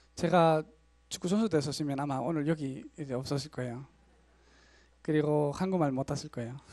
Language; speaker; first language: Korean; non-native, learner; Spanish